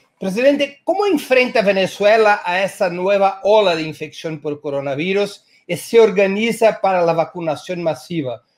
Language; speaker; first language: Spanish; non-native, fluent; Portuguese